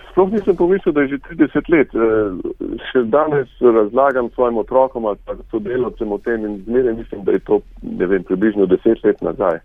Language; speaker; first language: Slovenian; native; Slovenian